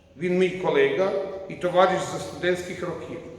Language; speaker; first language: Ukrainian; non-native, learner; Croatian